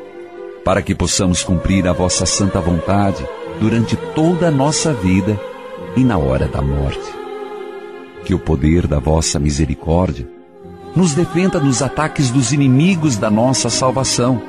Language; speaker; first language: Portuguese; native; Portuguese